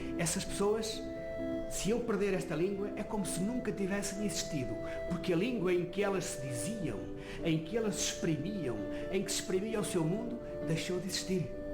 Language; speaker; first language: Portuguese; non-native, local second language; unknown